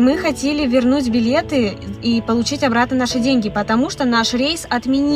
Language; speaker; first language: Russian; native; Russian